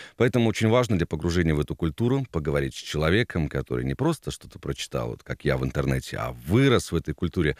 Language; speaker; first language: Russian; native; Russian